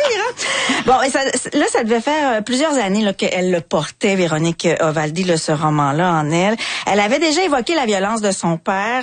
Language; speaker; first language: French; native; French